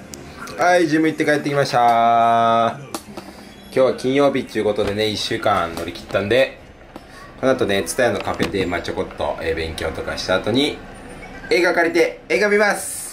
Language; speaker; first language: Japanese; native; Japanese